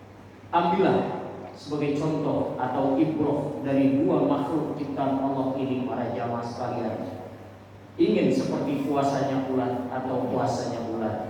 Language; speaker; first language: Indonesian; native; Indonesian